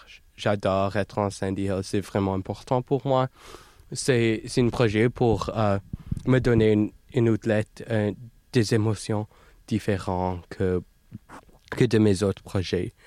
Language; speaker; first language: French; non-native, local second language; English